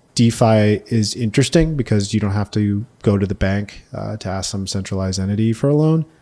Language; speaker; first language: English; native; English